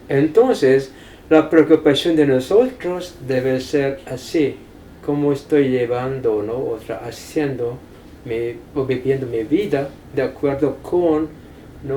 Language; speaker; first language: Spanish; non-native, fluent; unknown